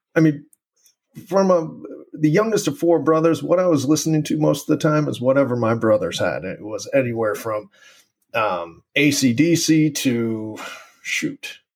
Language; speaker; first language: English; native; English